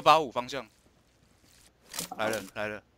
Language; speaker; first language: Chinese; native; Chinese